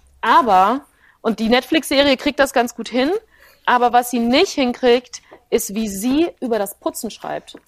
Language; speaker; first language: German; early bilingual, other home language; Plautdietsch